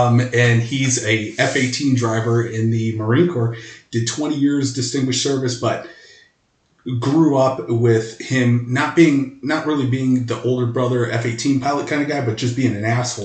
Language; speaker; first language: English; native; English